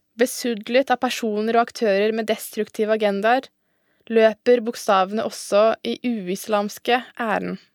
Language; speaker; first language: Norwegian; early bilingual, other home language; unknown